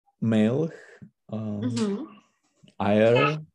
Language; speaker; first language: German; non-native, learner; Czech